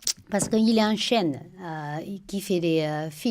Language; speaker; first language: French; non-native, fluent; Chinese